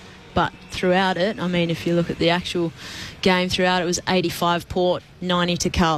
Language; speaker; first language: English; native; English